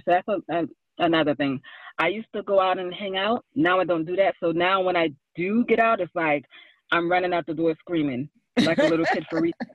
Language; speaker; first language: English; native; English